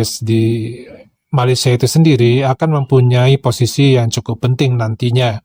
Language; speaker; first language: Indonesian; native; Indonesian